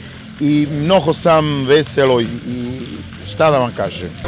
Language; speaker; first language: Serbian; non-native, learner; Spanish